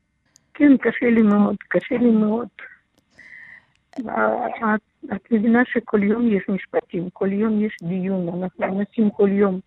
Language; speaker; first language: Hebrew; non-native, learner; Russian